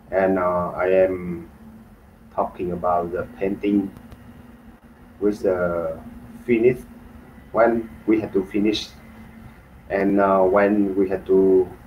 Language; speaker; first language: English; non-native, learner; Vietnamese